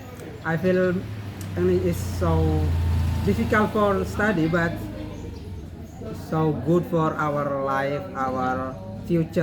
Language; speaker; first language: English; non-native, learner; Indonesian